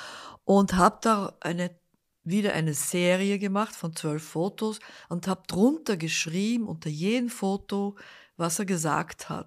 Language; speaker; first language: German; early bilingual, other home language; Dutch